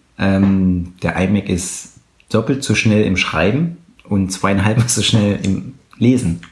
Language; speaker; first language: German; native; German